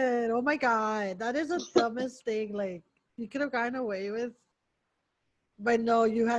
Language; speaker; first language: English; early bilingual, other home language; Spanish